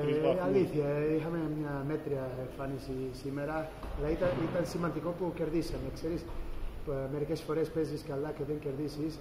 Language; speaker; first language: Greek; non-native, fluent; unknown